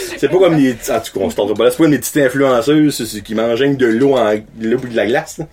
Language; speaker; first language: French; native; French